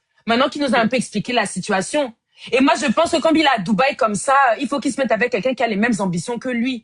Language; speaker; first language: French; native; French